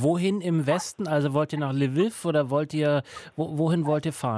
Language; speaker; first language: German; native; German